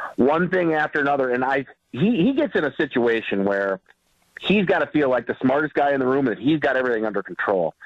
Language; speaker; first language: English; native; English